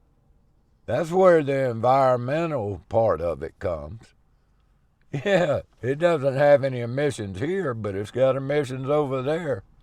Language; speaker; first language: English; native; English